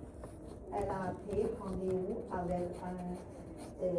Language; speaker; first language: French; non-native, learner; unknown